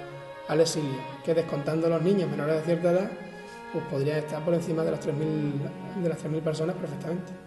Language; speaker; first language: Spanish; native; Spanish